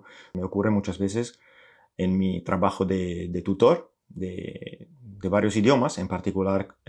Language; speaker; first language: Spanish; non-native, fluent; Italian